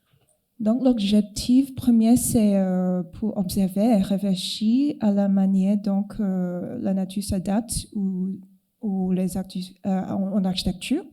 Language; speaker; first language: French; non-native, fluent; Cantonese